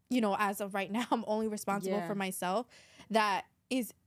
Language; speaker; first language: English; native; English